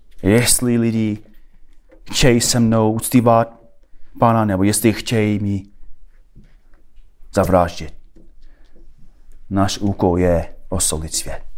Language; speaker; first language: Czech; non-native, fluent; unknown